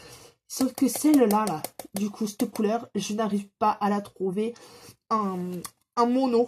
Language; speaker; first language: French; native; French